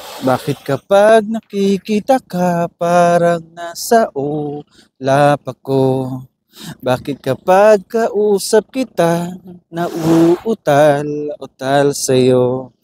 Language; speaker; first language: Filipino; non-native, local second language; Waray